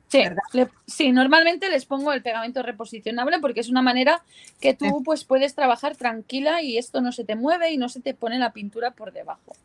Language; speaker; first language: Spanish; native; Spanish